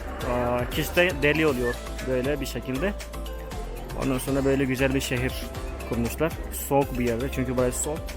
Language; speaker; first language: Turkish; non-native, fluent; Hindi